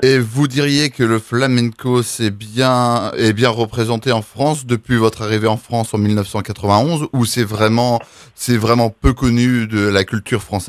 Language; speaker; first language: French; native; French